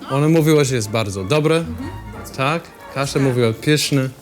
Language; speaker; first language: Polish; non-native, learner; English